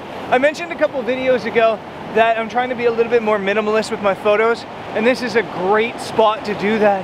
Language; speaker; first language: English; native; English